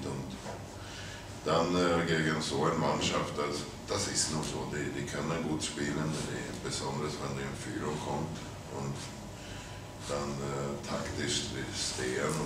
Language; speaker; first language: German; non-native, fluent; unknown